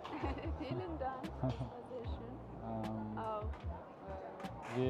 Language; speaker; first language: German; non-native, learner; Azerbaijani